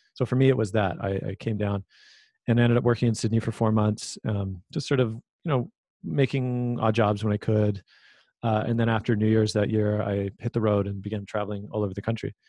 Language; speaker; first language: English; native; English